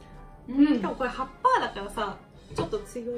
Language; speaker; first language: Japanese; native; Japanese